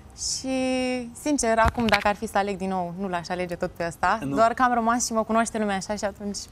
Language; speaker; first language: Romanian; native; Romanian